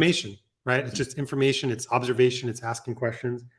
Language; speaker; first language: English; native; English